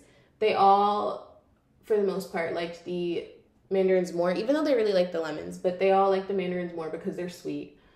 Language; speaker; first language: English; native; English